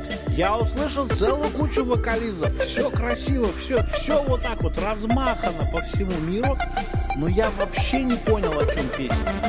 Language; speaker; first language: Russian; native; Russian